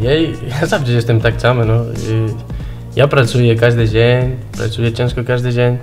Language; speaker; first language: Polish; non-native, learner; Spanish